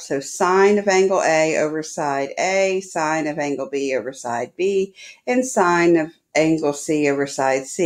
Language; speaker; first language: English; native; English